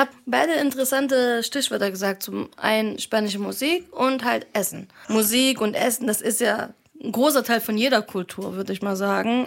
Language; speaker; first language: German; early bilingual, other home language; Arabic